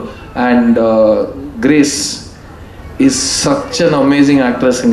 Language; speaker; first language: Tamil; native; Tamil